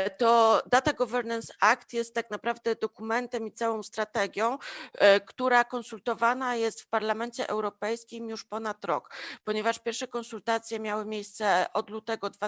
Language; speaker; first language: Polish; native; Polish